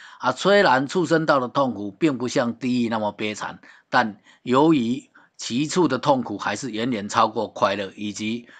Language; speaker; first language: Chinese; native; Chinese